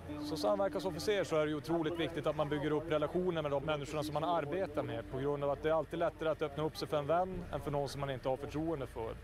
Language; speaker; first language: Swedish; native; Swedish